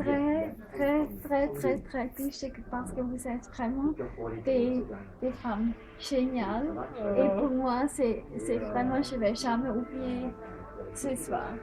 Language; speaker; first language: French; non-native, fluent; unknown